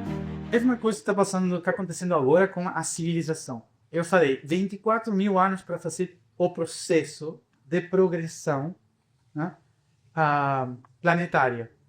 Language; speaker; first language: Portuguese; non-native, fluent; Spanish